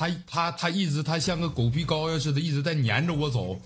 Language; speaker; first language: Chinese; native; Chinese